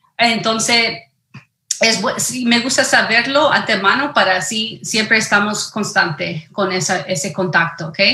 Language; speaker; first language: Spanish; early bilingual, heritage; Spanish